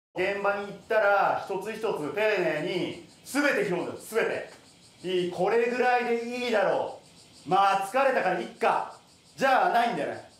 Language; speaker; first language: Japanese; native; Japanese